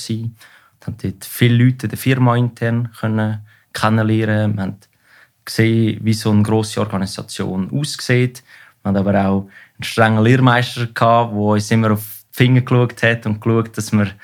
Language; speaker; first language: German; native; German